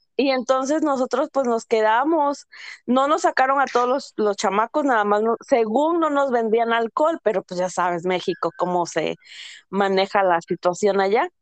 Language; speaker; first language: Spanish; early bilingual, heritage; Spanish